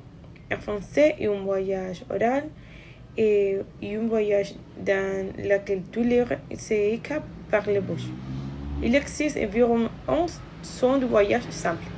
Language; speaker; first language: French; non-native, learner; Spanish